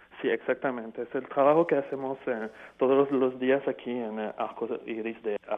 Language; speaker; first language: Spanish; non-native, fluent; French